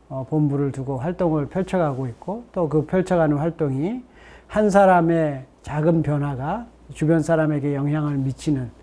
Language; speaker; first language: Korean; native; Korean